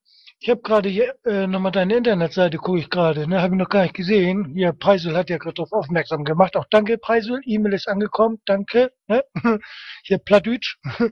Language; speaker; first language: German; native; German